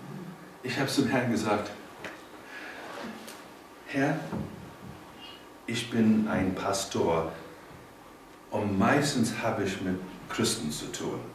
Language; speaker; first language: German; non-native, learner; English